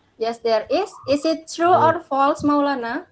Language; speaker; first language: English; non-native, fluent; Indonesian